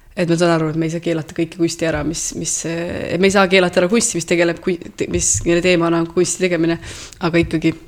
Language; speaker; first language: Estonian; early bilingual, heritage; Estonian